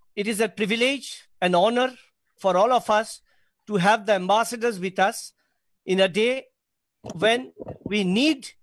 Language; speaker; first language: English; non-native, local second language; Bangla